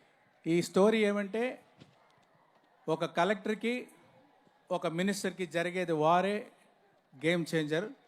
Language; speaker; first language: Telugu; non-native, learner; Tamil